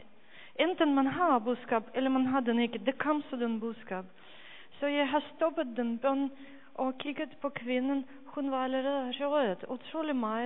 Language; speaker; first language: Danish; non-native, fluent; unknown